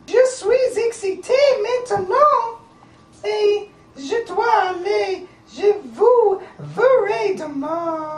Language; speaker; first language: French; non-native, learner; English